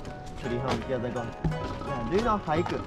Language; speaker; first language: English; non-native, learner; Japanese